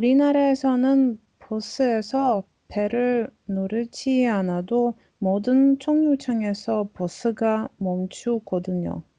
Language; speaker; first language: Korean; non-native, learner; Latvian